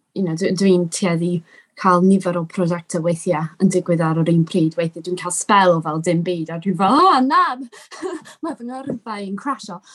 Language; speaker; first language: Welsh; non-native, local second language; English